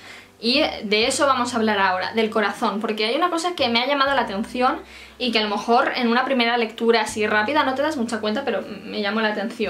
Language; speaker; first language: Spanish; native; Spanish